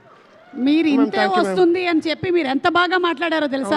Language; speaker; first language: Telugu; native; Telugu